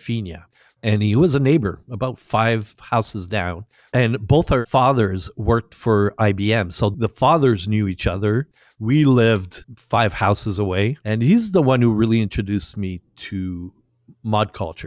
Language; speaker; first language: English; non-native, fluent; French